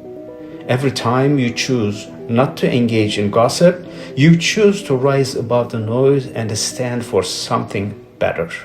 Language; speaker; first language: English; non-native, fluent; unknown